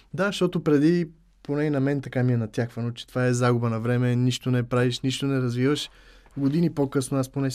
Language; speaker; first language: Bulgarian; native; Bulgarian